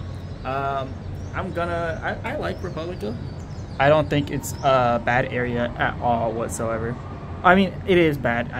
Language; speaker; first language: English; native; English